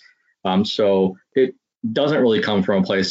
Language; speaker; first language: English; native; English